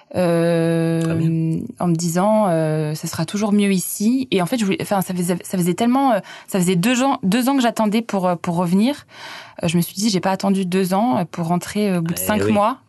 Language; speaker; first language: French; native; French